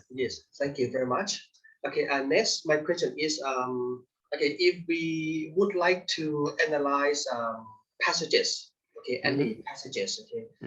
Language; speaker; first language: English; non-native, fluent; Thai